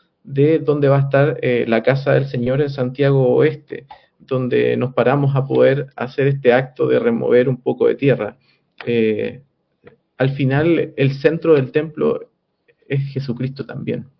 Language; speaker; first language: Spanish; native; Spanish